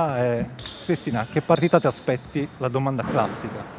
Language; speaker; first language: Italian; native; Italian